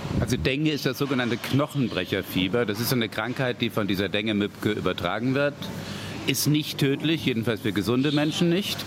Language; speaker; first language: German; native; German